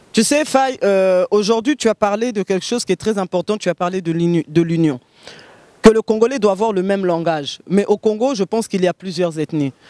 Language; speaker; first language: French; non-native, local second language; Lingala